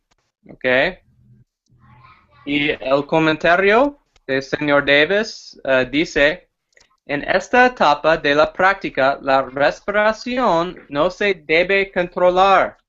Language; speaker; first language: Spanish; non-native, fluent; English